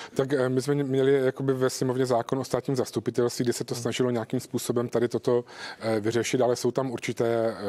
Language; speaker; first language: Czech; native; Czech